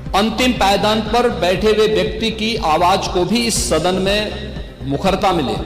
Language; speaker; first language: Hindi; native; Hindi